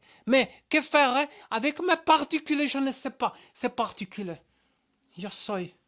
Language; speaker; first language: French; non-native, learner; German